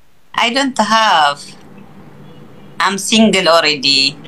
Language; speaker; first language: English; non-native, learner; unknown